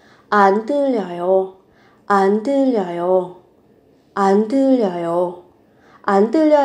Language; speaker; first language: Korean; non-native, fluent; Vietnamese